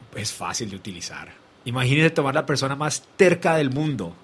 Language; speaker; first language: Spanish; native; Spanish